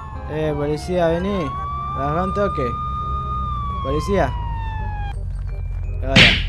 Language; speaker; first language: Spanish; native; Spanish